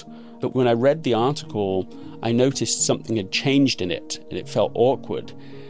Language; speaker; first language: English; native; English